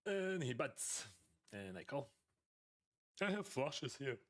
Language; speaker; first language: English; non-native, fluent; Ukrainian